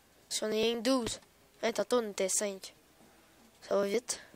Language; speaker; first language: French; native; French